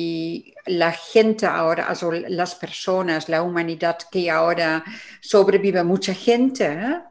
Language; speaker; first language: Spanish; non-native, fluent; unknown